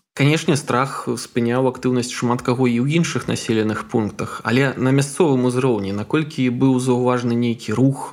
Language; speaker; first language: Belarusian; non-native, local second language; Russian